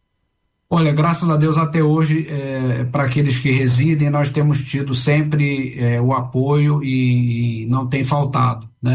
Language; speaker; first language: Portuguese; native; Portuguese